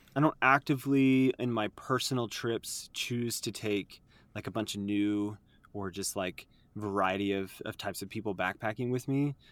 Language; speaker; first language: English; native; English